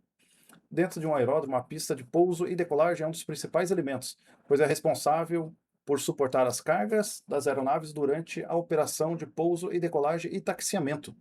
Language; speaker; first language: Portuguese; native; Portuguese